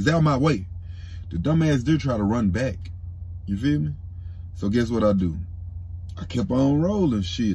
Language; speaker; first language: English; native; English